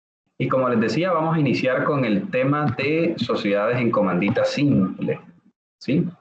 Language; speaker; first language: Spanish; native; Spanish